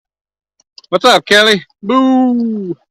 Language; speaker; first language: English; native; English